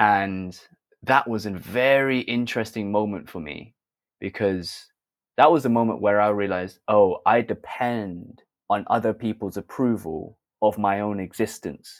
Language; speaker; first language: English; native; English